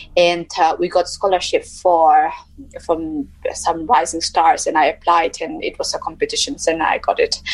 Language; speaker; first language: English; non-native, local second language; Mizo